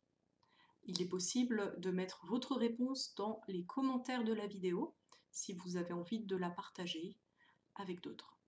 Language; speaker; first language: French; native; French